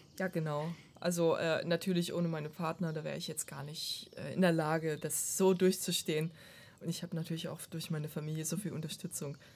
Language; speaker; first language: German; non-native, fluent; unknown